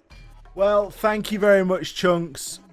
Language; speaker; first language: English; native; English